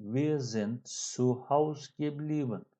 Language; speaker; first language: German; non-native, fluent; Turkish